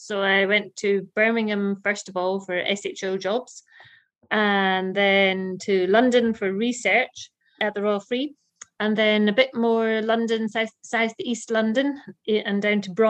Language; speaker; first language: English; native; English